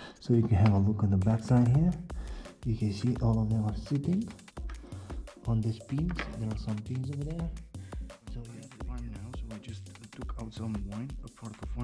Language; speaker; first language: English; non-native, fluent; Romanian